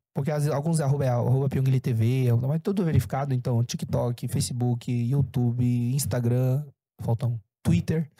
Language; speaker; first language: Portuguese; early bilingual, other home language; Korean